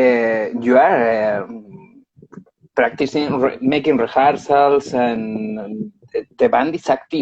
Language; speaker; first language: English; non-native, learner; Spanish